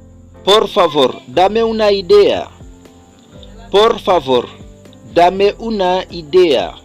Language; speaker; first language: Spanish; non-native, fluent; Haitian Creole